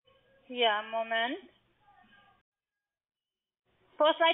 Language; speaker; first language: German; non-native, learner; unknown